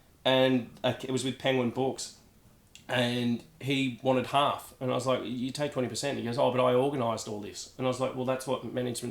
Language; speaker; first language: English; native; English